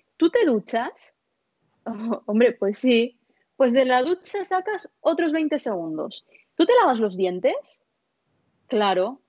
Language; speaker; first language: Spanish; early bilingual, other home language; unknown